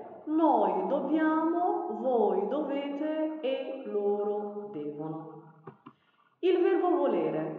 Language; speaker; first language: Italian; non-native, fluent; Arabic